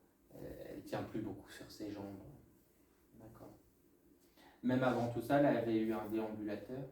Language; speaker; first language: French; native; French